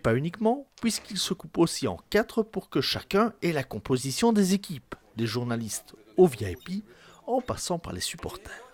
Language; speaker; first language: French; native; French